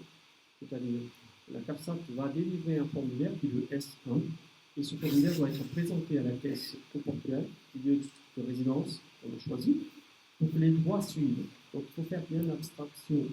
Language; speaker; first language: French; native; French